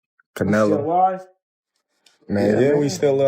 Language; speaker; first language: English; native; English